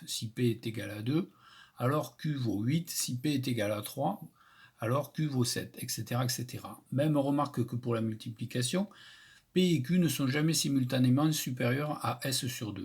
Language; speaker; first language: French; native; French